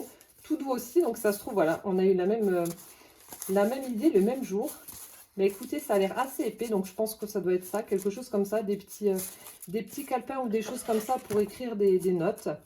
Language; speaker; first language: French; native; French